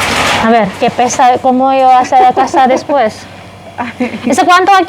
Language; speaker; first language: Spanish; non-native, learner; Indonesian